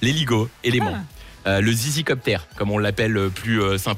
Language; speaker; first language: French; native; French